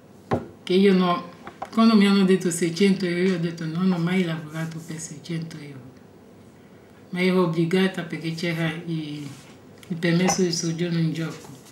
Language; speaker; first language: Italian; non-native, fluent; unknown